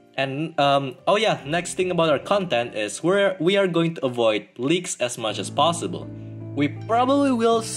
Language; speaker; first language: English; non-native, fluent; Indonesian